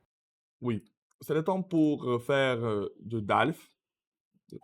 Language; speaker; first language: French; non-native, learner; Russian